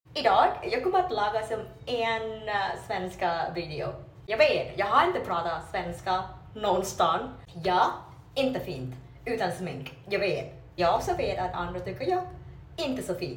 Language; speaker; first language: Swedish; non-native, learner; Vietnamese